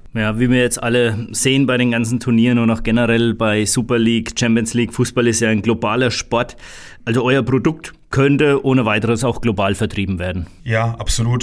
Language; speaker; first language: German; native; German